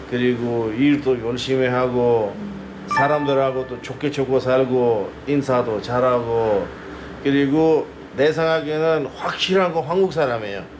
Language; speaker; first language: Korean; non-native, fluent; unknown